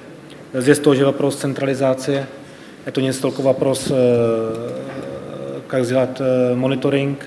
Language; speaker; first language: Russian; non-native, fluent; Czech